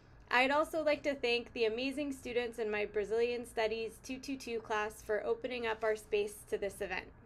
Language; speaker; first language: English; native; English